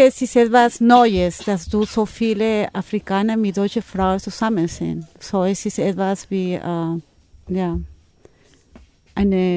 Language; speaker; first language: German; non-native, fluent; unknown